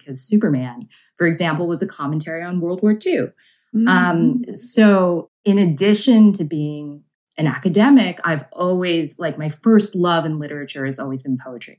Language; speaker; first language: English; native; English